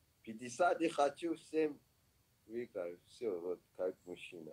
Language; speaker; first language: Russian; non-native, learner; Persian